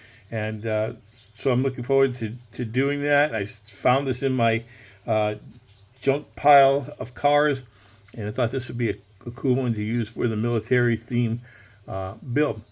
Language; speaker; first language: English; native; English